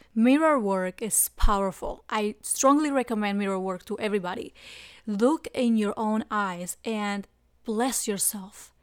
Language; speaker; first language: English; non-native, fluent; Spanish